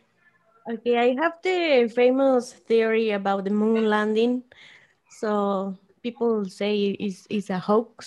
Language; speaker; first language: English; non-native, learner; Spanish